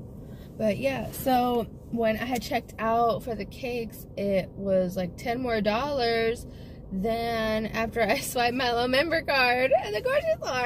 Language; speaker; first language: English; native; English